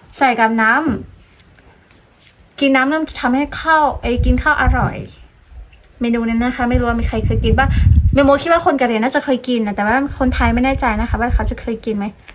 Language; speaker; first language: Thai; non-native, local second language; Karen languages